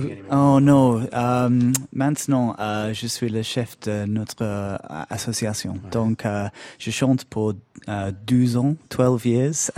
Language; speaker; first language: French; non-native, learner; English